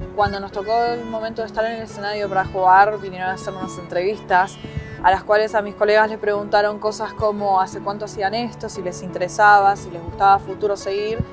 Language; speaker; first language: Spanish; native; Spanish